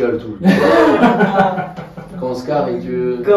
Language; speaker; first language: French; native; French